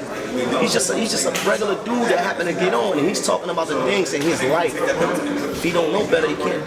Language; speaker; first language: English; native; English